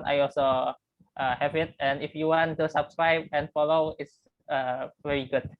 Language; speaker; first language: English; non-native, learner; Indonesian